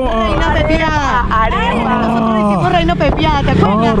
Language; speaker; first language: Spanish; native; Spanish